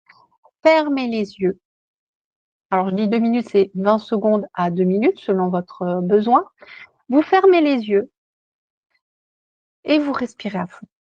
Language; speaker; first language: French; native; French